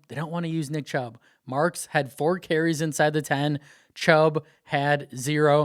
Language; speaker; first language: English; native; English